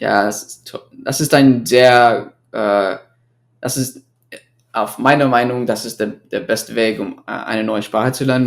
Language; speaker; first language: German; non-native, fluent; English